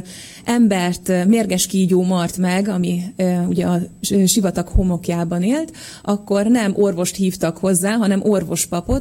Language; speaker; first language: Hungarian; native; Hungarian